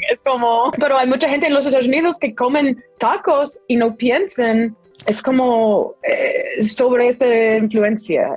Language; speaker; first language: Spanish; non-native, fluent; English